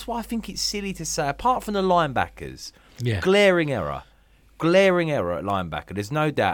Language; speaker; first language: English; native; English